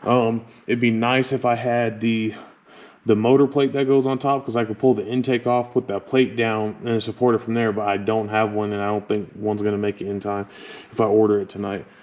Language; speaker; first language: English; native; English